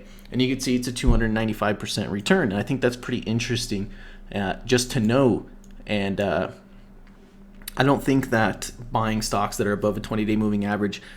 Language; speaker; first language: English; native; English